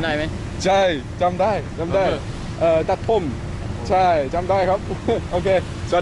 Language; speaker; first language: Thai; non-native, learner; English